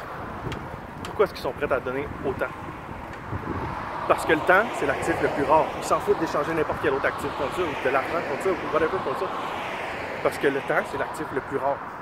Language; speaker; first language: French; native; French